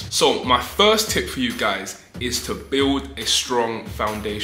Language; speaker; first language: English; native; English